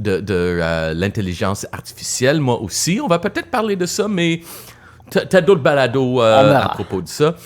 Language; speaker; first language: French; non-native, local second language; English